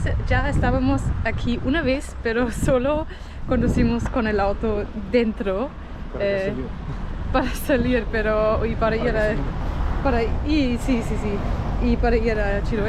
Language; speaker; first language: Spanish; non-native, fluent; German